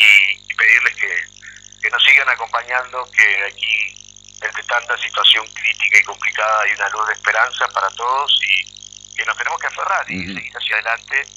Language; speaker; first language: Spanish; native; Spanish